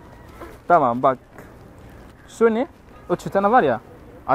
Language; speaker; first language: Turkish; non-native, learner; Arabic